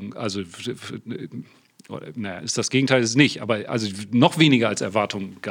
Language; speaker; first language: German; native; German